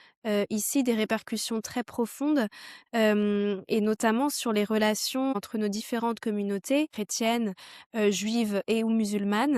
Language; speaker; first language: French; native; French